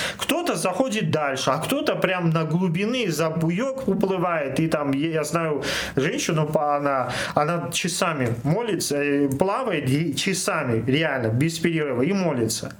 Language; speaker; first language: Russian; non-native, local second language; Armenian